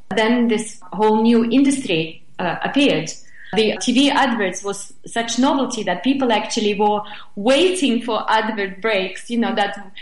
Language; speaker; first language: English; non-native, fluent; Russian